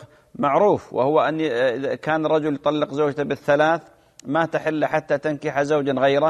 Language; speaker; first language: Arabic; native; Arabic